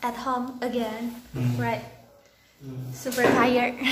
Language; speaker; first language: English; non-native, learner; Indonesian